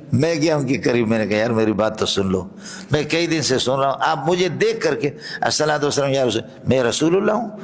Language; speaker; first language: Urdu; non-native, local second language; Baluchi